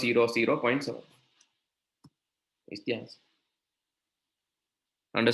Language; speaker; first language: English; non-native, local second language; Sinhala